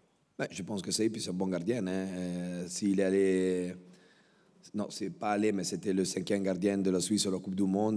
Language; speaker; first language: French; non-native, local second language; Italian